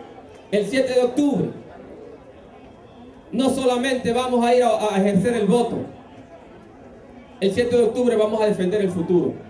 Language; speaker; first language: Spanish; native; Spanish